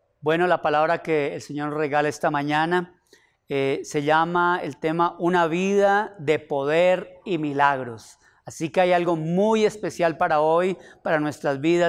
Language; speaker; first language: Spanish; native; Spanish